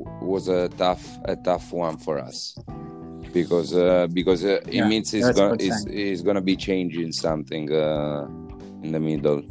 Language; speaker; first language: English; non-native, fluent; Italian